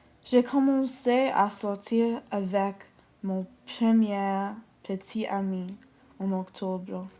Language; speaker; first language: French; non-native, learner; English